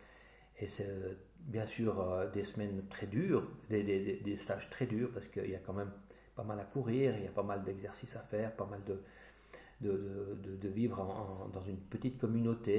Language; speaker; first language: French; native; French